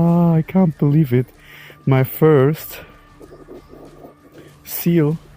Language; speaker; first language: English; non-native, learner; German